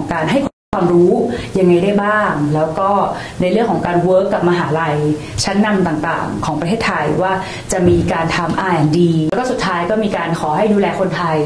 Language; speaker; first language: Thai; native; Thai